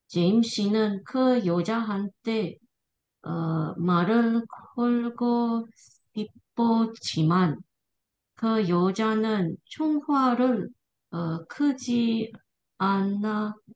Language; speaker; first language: Korean; non-native, learner; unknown